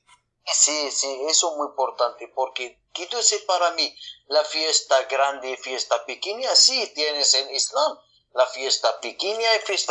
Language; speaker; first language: Spanish; non-native, learner; Arabic